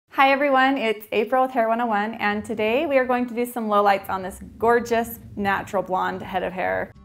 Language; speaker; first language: English; native; English